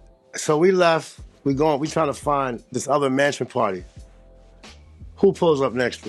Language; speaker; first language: English; native; English